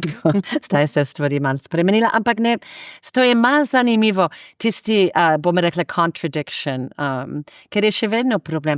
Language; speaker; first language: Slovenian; non-native, fluent; English